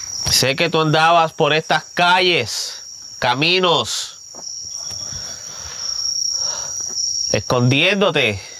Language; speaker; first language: Spanish; early bilingual, heritage; Spanish